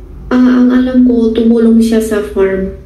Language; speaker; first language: Filipino; non-native, learner; Chinese